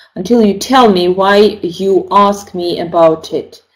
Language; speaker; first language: English; non-native, fluent; Russian